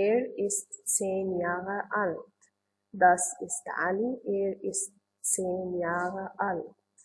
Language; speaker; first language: German; non-native, learner; Arabic